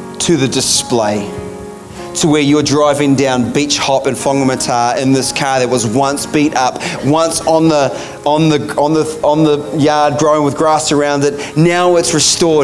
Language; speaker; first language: English; native; English